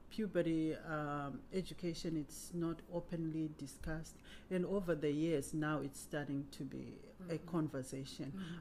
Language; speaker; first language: English; non-native, local second language; Shona